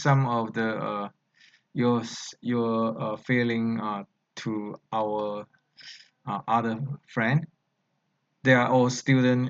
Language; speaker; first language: English; non-native, learner; Chinese